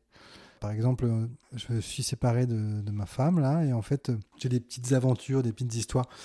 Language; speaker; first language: French; native; French